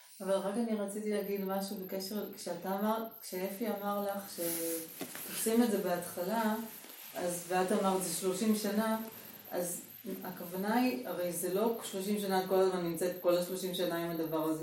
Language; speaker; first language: Hebrew; native; Hebrew